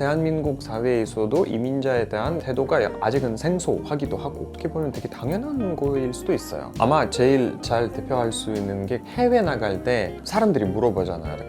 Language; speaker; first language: Korean; non-native, fluent; Russian